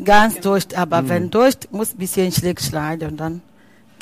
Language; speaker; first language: German; non-native, learner; Akan